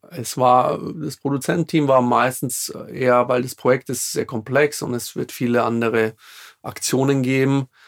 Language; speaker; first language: German; non-native, fluent; Slovak